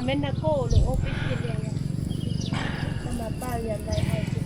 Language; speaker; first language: Finnish; non-native, learner; Thai